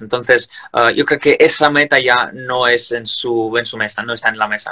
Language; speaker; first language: Spanish; non-native, fluent; Russian